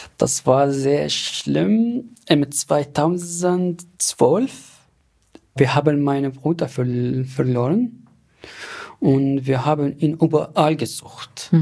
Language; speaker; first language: German; non-native, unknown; Arabic